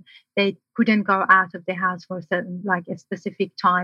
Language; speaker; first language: English; non-native, fluent; Persian